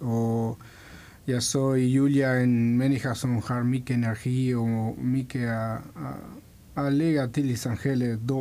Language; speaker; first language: Swedish; non-native, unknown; Spanish